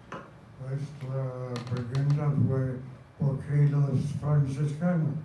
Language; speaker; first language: Spanish; non-native, fluent; English